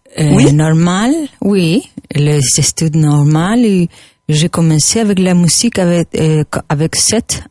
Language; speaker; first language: French; non-native, learner; Spanish